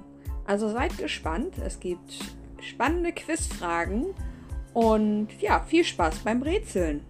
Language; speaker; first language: German; native; German